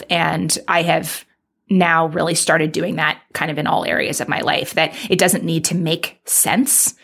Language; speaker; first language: English; native; English